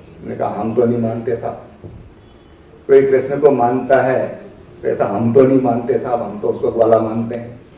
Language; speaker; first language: Hindi; native; Hindi